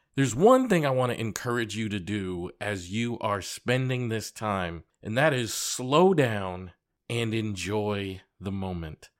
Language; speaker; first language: English; native; English